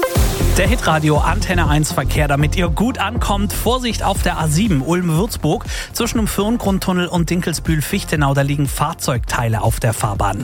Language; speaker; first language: German; native; German